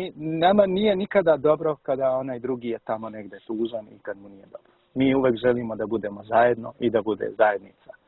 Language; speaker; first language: Serbian; early bilingual, heritage; Serbian